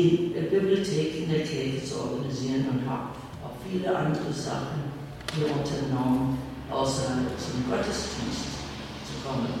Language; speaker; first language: German; early bilingual, heritage; English